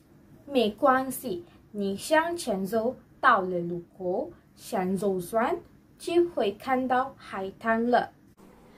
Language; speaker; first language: Chinese; non-native, learner; Malay